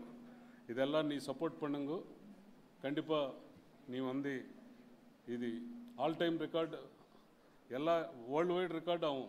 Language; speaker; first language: Tamil; non-native, learner; Telugu